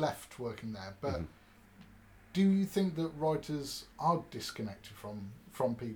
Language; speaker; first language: English; native; English